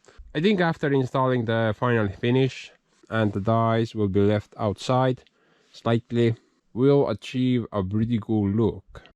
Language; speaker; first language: English; non-native, fluent; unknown